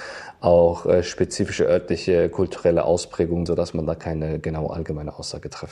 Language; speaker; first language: German; native; German